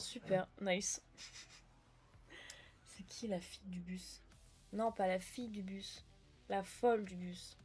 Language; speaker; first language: French; native; French